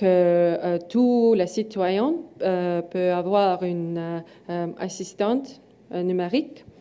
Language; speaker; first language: French; non-native, learner; Estonian